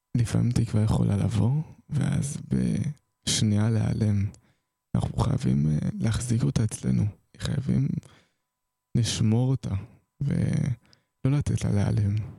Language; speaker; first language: Hebrew; native; Hebrew